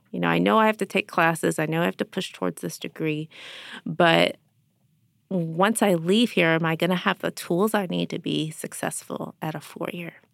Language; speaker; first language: English; native; English